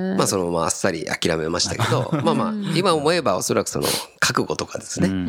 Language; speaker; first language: Japanese; native; Japanese